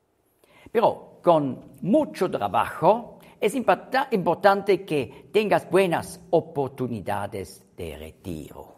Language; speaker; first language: Spanish; non-native, learner; German